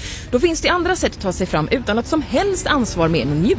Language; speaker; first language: Swedish; native; Swedish